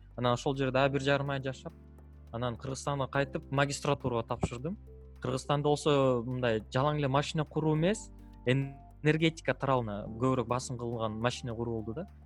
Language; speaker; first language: Kyrgyz; native; Kyrgyz